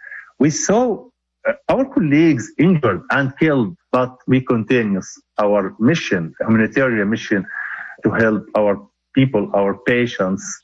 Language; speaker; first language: English; non-native, local second language; Arabic